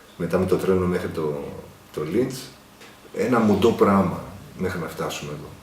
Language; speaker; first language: Greek; native; Greek